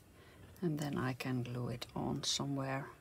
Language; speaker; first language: English; non-native, fluent; Dutch